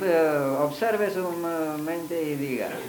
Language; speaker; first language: Spanish; non-native, fluent; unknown